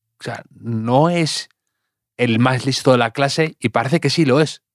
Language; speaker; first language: Spanish; native; Spanish